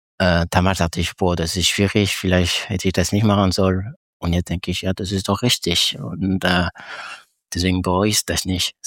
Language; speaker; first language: German; non-native, fluent; French